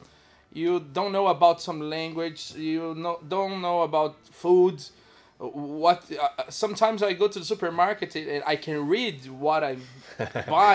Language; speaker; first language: English; non-native, learner; Portuguese